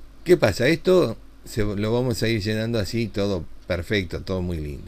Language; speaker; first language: Spanish; native; Spanish